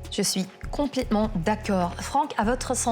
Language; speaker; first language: French; non-native, local second language; Dutch